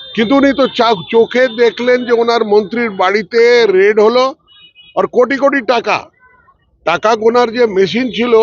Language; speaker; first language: Bangla; early bilingual, other home language; Punjabi